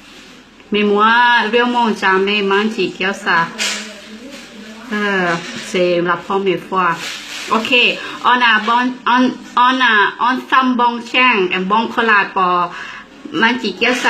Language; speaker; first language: French; non-native, learner; Thai